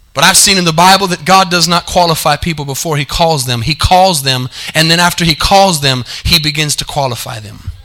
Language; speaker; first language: English; native; English